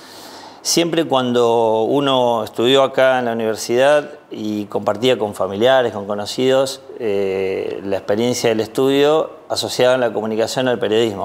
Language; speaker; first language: Spanish; native; Spanish